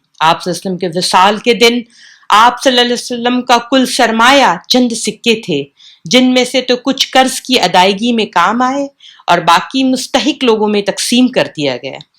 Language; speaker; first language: Urdu; native; Urdu